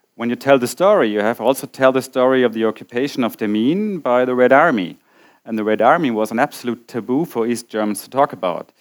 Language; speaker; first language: English; non-native, fluent; German